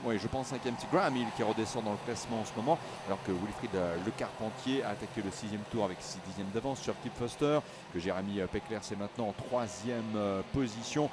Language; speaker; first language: French; native; French